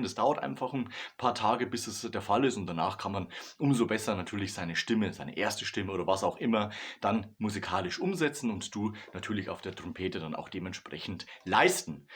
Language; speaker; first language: German; native; German